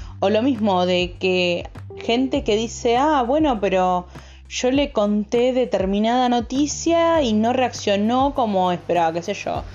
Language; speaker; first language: Spanish; native; Spanish